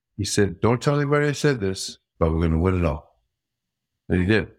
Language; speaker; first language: English; early bilingual, other home language; Dutch